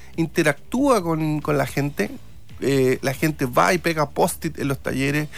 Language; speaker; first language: Spanish; native; Spanish